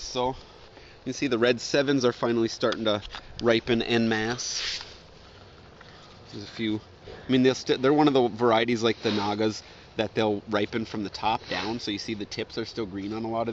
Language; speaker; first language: English; native; English